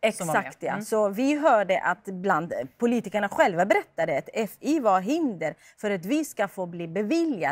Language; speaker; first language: Swedish; non-native, fluent; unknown